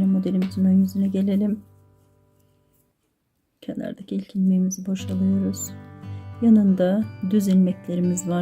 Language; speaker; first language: Turkish; native; Turkish